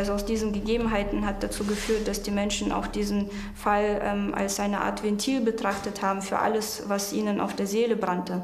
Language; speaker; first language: German; native; German